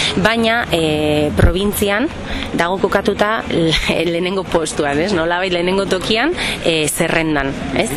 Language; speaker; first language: Basque; non-native, local second language; Spanish